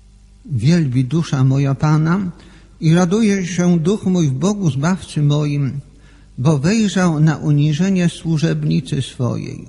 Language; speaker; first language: Polish; native; Polish